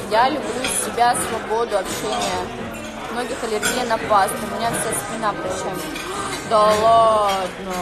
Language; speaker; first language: Russian; native; Russian